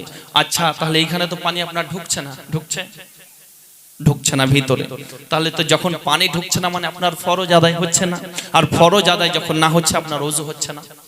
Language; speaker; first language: Bangla; native; Bangla